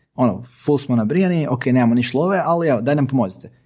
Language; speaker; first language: Croatian; native; Croatian